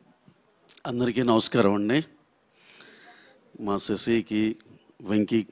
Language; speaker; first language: Telugu; native; Telugu